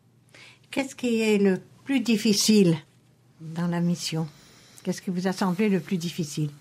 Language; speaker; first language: French; native; French